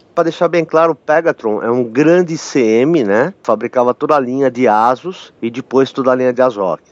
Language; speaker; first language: Portuguese; native; Portuguese